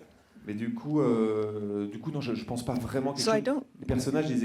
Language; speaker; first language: French; native; French